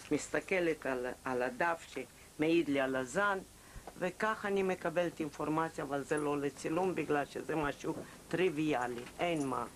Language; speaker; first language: Hebrew; non-native, fluent; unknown